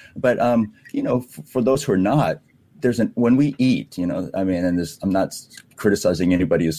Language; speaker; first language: English; native; English